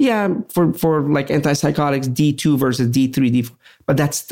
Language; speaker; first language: English; native; English